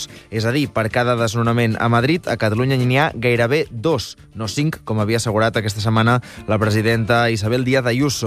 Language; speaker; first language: Catalan; native; Catalan